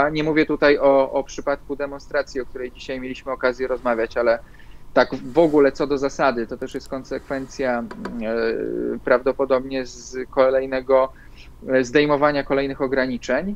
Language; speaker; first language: Polish; native; Polish